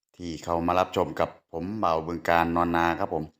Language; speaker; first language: Thai; native; Thai